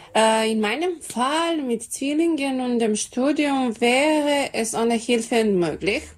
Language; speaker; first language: German; non-native, learner; Serbian